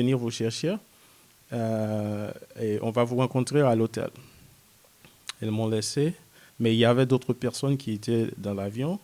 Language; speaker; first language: French; non-native, local second language; Haitian Creole